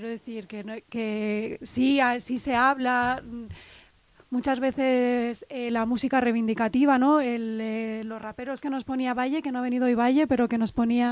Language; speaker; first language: Spanish; native; Spanish